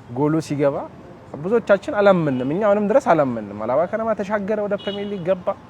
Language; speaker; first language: Amharic; non-native, local second language; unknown